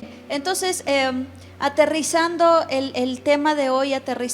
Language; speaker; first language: Spanish; native; Spanish